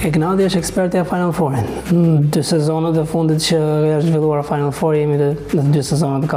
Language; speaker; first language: Albanian; native; Albanian